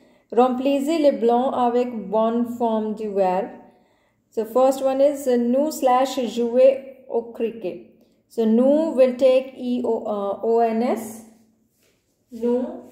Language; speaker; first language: French; non-native, fluent; Punjabi